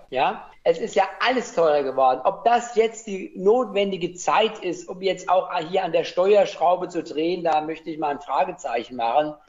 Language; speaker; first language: German; native; German